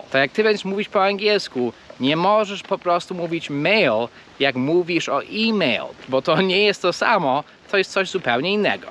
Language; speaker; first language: Polish; non-native, fluent; English